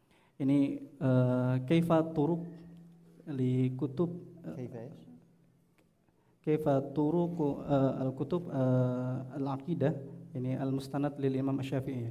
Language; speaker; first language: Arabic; non-native, learner; Indonesian